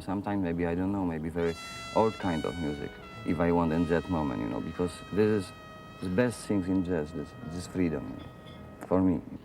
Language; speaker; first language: English; non-native, fluent; Polish